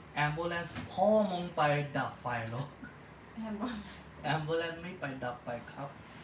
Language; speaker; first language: Thai; non-native, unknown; Punjabi